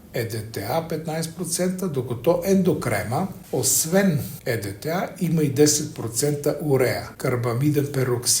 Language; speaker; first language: Bulgarian; native; Bulgarian